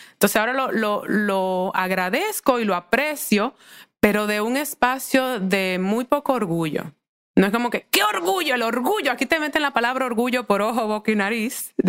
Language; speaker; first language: Spanish; native; Spanish